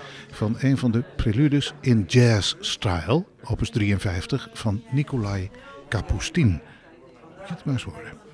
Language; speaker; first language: Dutch; native; Dutch